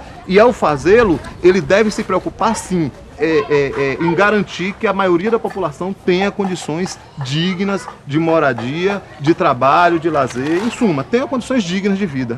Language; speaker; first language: Portuguese; native; Portuguese